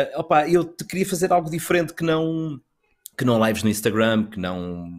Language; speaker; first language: Portuguese; native; Portuguese